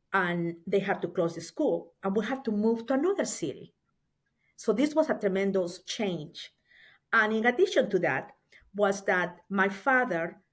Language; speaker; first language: English; non-native, fluent; Spanish